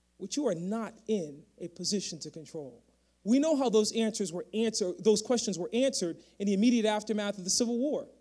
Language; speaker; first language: English; native; English